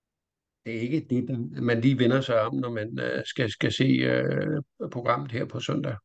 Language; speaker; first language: Danish; native; Danish